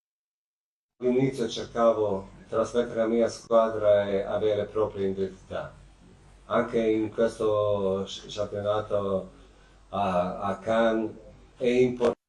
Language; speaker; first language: Italian; non-native, fluent; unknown